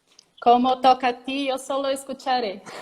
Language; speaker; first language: Spanish; non-native, learner; Portuguese